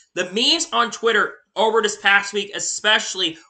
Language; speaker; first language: English; native; English